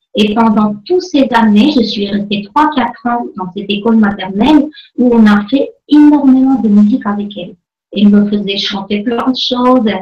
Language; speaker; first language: French; non-native, fluent; Armenian